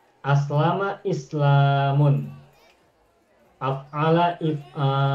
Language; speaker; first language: Arabic; non-native, fluent; Indonesian